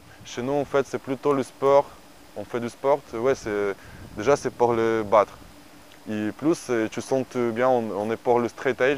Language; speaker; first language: French; non-native, learner; Ukrainian